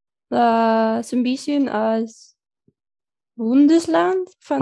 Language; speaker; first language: German; non-native, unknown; Spanish